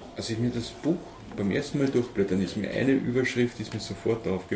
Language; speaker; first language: German; native; German